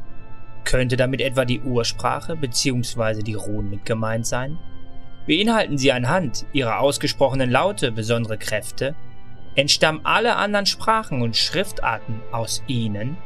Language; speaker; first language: German; native; German